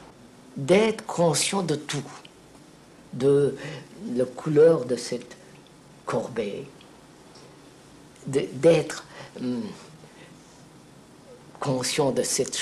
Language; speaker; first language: French; non-native, fluent; Telugu